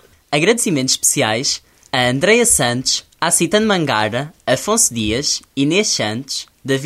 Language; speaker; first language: Portuguese; native; Portuguese